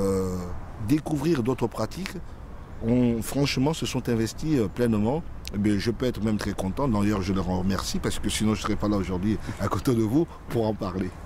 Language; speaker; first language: French; native; French